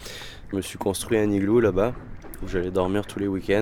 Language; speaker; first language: French; native; French